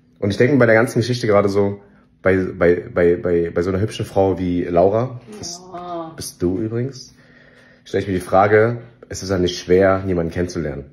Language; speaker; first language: German; early bilingual, other home language; Vietnamese